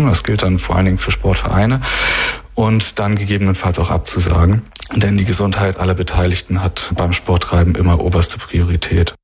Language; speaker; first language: German; native; German